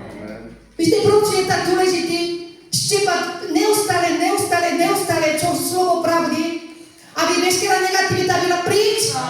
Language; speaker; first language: Czech; non-native, fluent; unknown